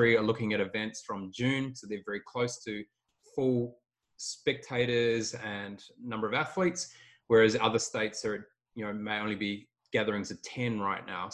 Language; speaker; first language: English; native; English